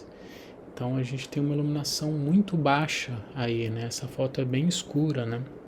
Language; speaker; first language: Portuguese; native; Portuguese